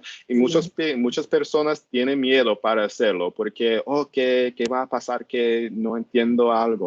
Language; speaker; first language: Spanish; non-native, learner; English